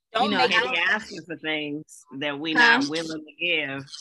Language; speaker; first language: English; native; English